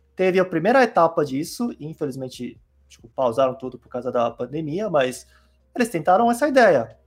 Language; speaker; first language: Portuguese; non-native, fluent; Korean